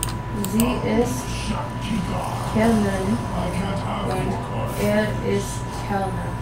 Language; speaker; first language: German; non-native, learner; English